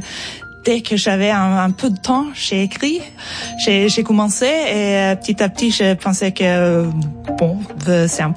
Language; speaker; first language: French; non-native, fluent; Norwegian